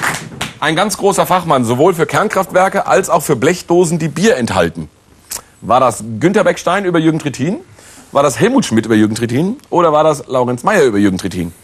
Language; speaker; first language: German; native; German